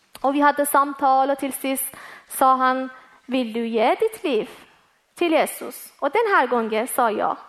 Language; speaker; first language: Swedish; early bilingual, other home language; Persian